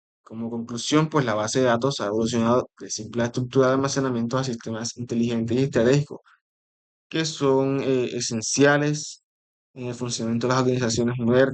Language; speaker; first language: Spanish; native; Spanish